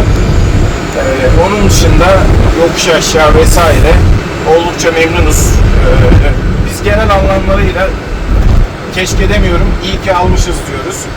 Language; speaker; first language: Turkish; native; Turkish